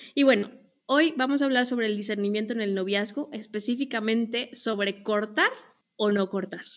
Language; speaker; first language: Spanish; native; Spanish